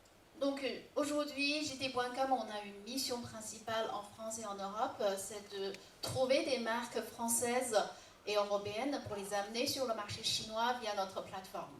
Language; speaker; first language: French; non-native, fluent; Chinese